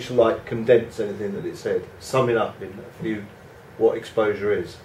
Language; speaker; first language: English; native; English